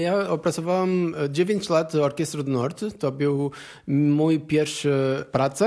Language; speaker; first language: Polish; non-native, learner; Portuguese